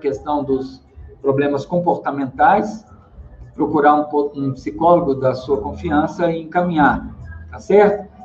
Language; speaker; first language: Portuguese; native; Portuguese